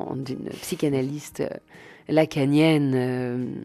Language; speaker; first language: French; native; French